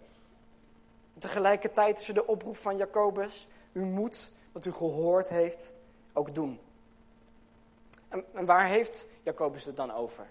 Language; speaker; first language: Dutch; native; Dutch